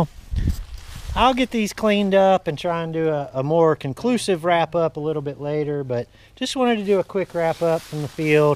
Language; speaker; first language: English; native; English